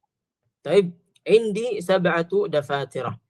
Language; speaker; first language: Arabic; non-native, fluent; Filipino